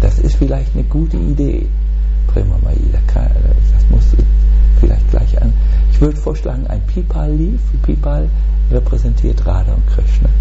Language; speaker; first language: German; native; German